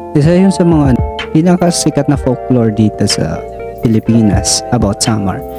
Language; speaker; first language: Filipino; non-native, local second language; Waray